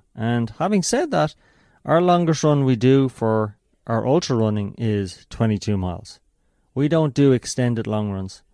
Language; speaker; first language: English; native; English